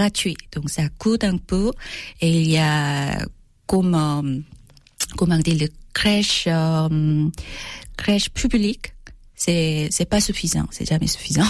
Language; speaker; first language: French; non-native, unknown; Korean